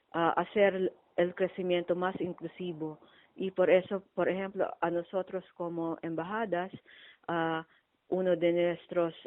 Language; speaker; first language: Spanish; non-native, fluent; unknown